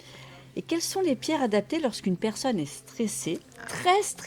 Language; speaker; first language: French; native; French